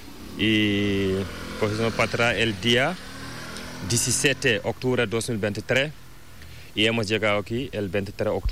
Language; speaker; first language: Spanish; non-native, learner; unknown